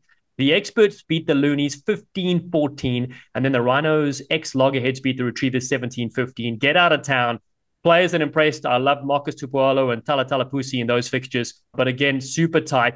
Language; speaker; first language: English; native; English